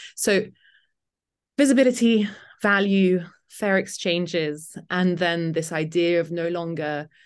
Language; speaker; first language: English; native; English